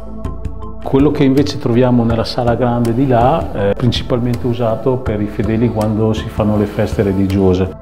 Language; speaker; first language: Italian; early bilingual, other home language; Khmer